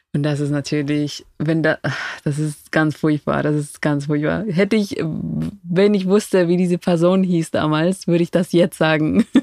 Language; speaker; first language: German; non-native, fluent; Spanish